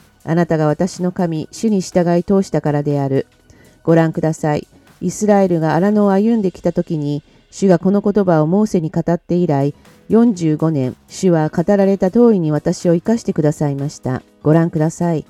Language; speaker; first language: Japanese; native; Japanese